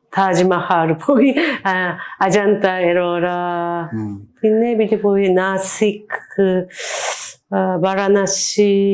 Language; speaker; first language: Malayalam; non-native, learner; Japanese